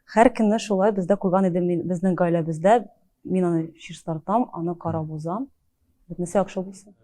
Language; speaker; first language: Tatar; early bilingual, heritage; Tatar